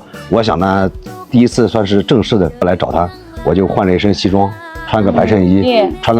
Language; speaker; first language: Chinese; native; Chinese